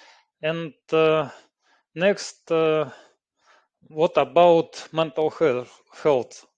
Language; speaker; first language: English; non-native, learner; Russian